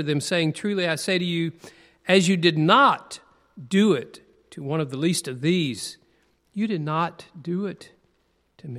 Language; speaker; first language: English; native; English